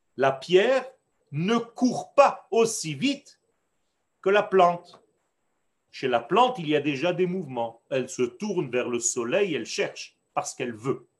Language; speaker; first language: French; non-native, fluent; Hebrew